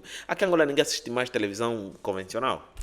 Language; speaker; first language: Portuguese; native; Portuguese